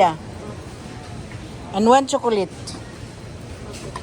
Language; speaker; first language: English; non-native, learner; Filipino